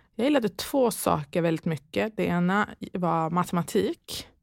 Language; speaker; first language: Swedish; early bilingual, other home language; Persian